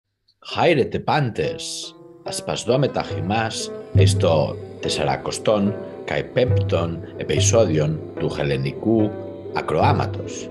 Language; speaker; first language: Greek; non-native, learner; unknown